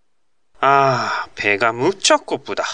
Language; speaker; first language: Korean; non-native, learner; Japanese